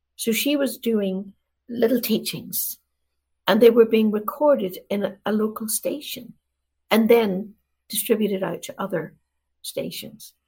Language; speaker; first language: English; native; English